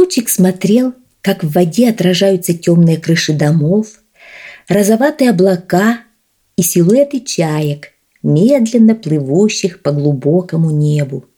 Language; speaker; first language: Russian; native; Russian